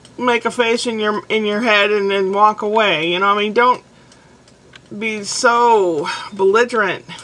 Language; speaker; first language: English; native; English